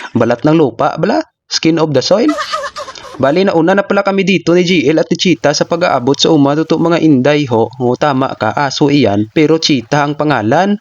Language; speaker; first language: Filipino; non-native, local second language; Hiligaynon